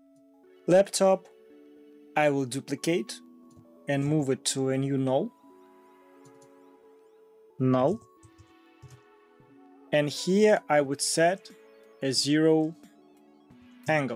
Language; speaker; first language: English; non-native, fluent; Russian